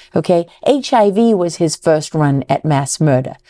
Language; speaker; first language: English; native; English